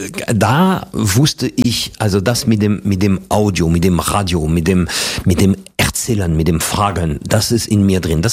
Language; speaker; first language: German; non-native, fluent; French